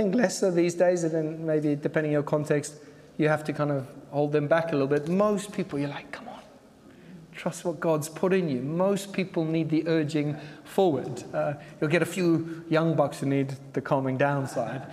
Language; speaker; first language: English; native; English